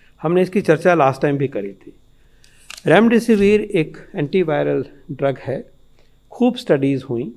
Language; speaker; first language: Hindi; native; Hindi